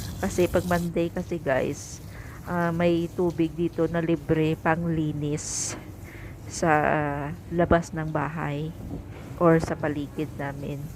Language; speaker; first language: Filipino; non-native, local second language; Cebuano